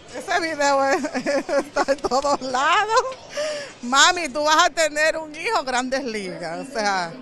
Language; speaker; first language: Spanish; native; Spanish